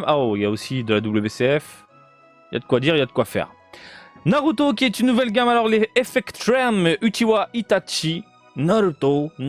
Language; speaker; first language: French; native; French